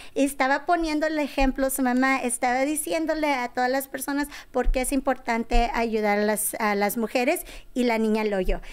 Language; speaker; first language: Spanish; early bilingual, heritage; Spanish